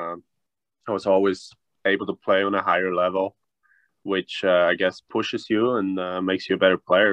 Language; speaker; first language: English; non-native, fluent; Swiss German